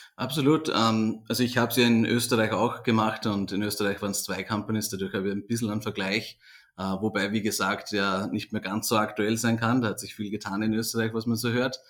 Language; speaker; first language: German; native; German